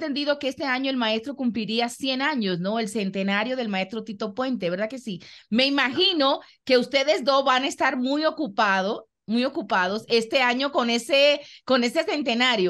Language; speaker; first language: Spanish; native; Spanish